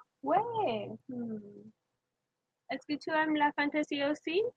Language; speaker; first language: French; non-native, learner; English